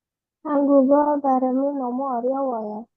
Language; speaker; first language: Korean; non-native, learner; Indonesian